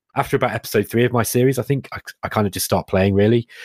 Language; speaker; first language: English; native; English